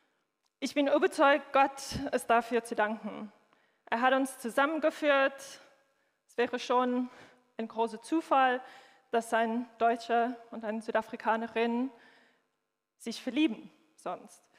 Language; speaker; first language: German; non-native, fluent; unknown